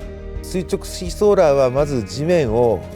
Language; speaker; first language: Japanese; native; Japanese